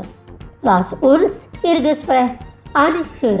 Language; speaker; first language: German; non-native, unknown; Indonesian